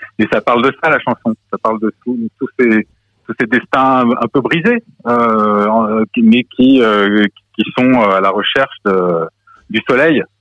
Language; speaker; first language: French; early bilingual, other home language; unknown